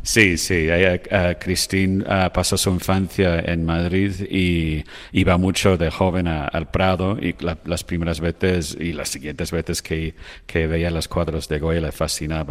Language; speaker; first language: Spanish; non-native, fluent; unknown